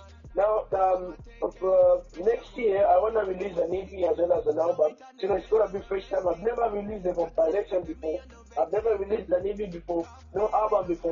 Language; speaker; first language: English; non-native, local second language; Nyanja